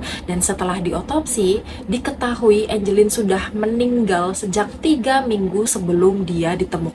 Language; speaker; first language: Indonesian; native; Indonesian